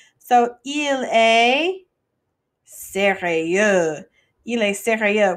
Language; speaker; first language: French; non-native, fluent; English